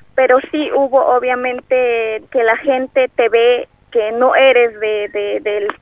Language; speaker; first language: Spanish; non-native, local second language; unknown